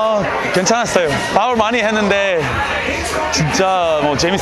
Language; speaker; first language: Korean; non-native, learner; English